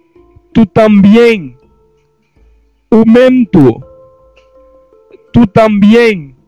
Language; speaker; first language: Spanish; non-native, fluent; Haitian Creole